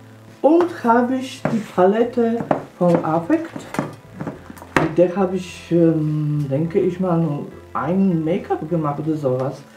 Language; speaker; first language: German; non-native, fluent; Polish